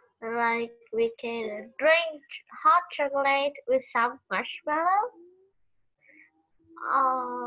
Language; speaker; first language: English; non-native, learner; Vietnamese